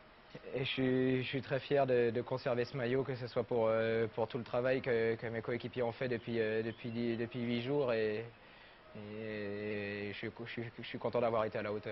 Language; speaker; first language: French; native; French